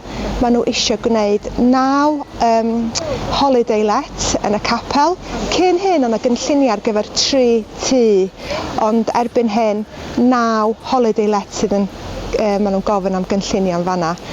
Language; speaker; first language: Welsh; native; Welsh